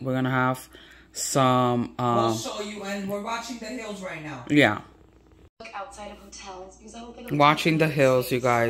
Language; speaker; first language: English; native; English